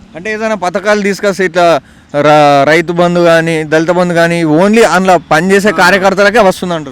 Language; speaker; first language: Telugu; native; Telugu